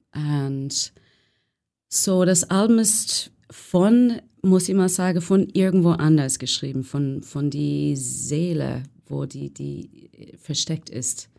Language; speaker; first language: German; non-native, learner; English